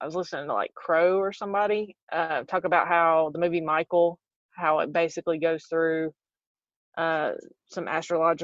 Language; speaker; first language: English; native; English